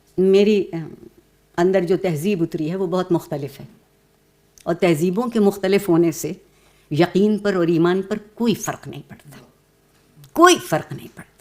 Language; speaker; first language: Urdu; native; Urdu